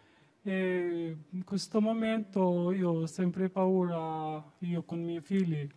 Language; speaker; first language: Italian; non-native, learner; Albanian